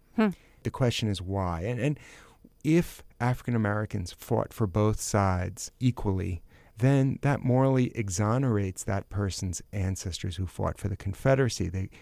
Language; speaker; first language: English; native; English